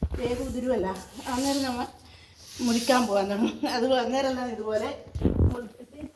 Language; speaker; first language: Malayalam; native; Malayalam